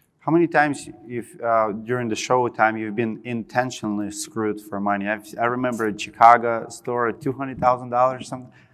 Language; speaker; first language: English; non-native, fluent; Russian